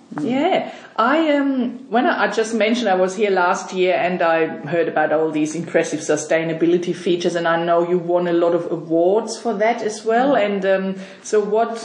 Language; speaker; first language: English; non-native, fluent; German